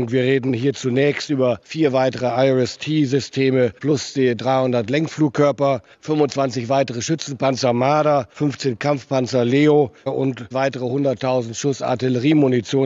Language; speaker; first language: German; native; German